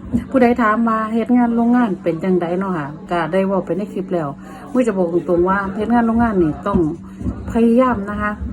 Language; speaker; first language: Thai; non-native, local second language; Northeastern Thai